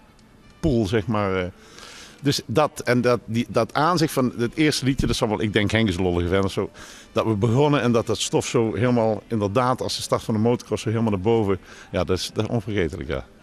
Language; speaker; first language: Dutch; native; Dutch